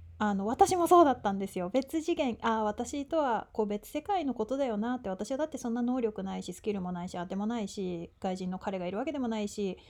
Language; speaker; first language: Japanese; native; Japanese